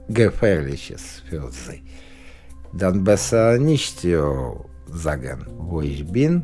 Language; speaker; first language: German; non-native, learner; Russian